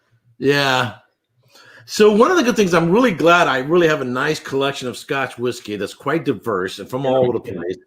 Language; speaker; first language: English; native; English